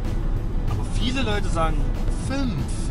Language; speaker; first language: German; native; German